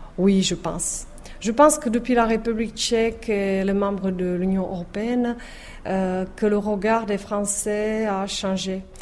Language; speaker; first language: French; non-native, fluent; Czech